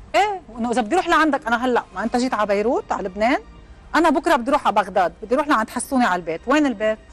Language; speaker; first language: Arabic; native; Arabic